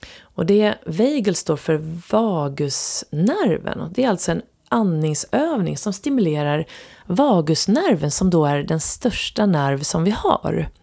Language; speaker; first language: Swedish; native; Swedish